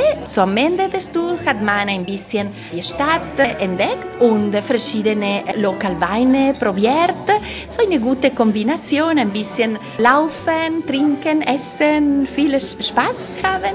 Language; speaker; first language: German; non-native, learner; Italian